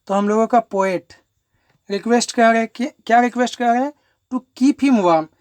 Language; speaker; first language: Hindi; non-native, local second language; Bangla